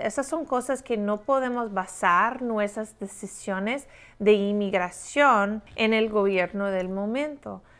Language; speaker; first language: Spanish; non-native, fluent; English